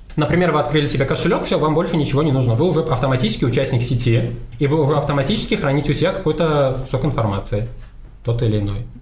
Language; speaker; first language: Russian; non-native, local second language; Tajik